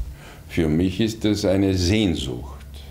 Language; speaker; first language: German; non-native, fluent; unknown